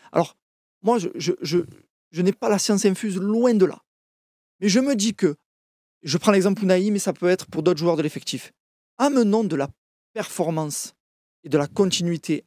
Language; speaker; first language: French; native; French